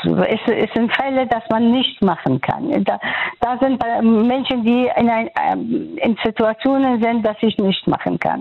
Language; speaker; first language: German; non-native, fluent; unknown